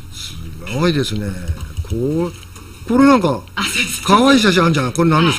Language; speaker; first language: Japanese; native; Japanese